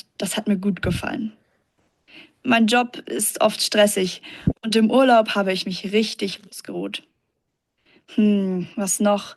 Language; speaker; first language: German; non-native, learner; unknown